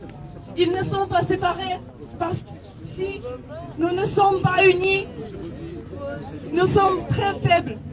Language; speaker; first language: French; non-native, learner; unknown